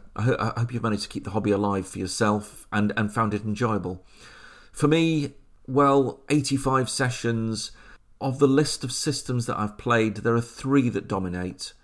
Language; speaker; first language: English; native; English